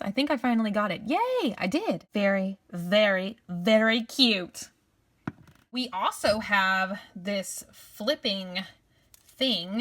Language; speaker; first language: English; native; English